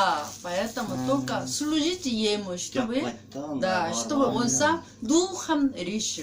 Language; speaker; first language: Russian; non-native, learner; Korean